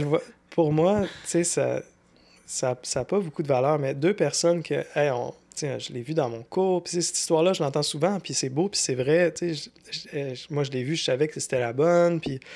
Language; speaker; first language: French; native; French